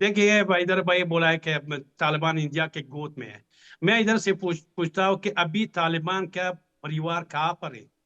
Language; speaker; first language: Hindi; non-native, fluent; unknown